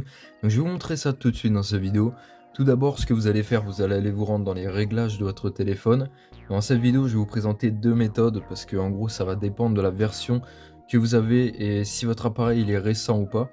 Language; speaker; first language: French; native; French